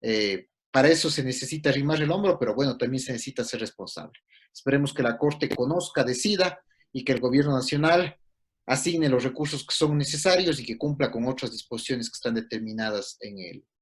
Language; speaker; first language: Spanish; native; Spanish